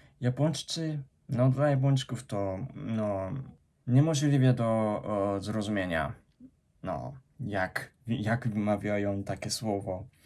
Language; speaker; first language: Polish; non-native, fluent; Japanese